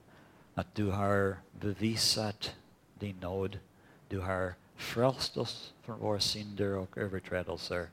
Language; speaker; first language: Swedish; non-native, fluent; English